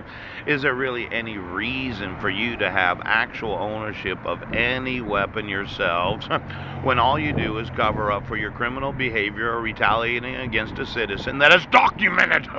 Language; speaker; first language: English; native; English